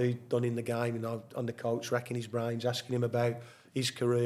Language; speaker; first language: English; native; English